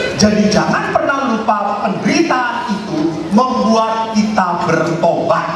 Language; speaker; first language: Indonesian; non-native, local second language; Javanese